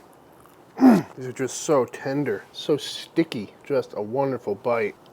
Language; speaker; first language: English; native; English